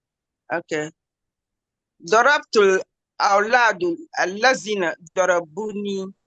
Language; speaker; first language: Arabic; non-native, learner; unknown